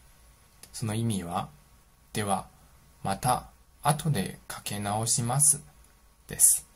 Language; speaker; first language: Japanese; non-native, fluent; Chinese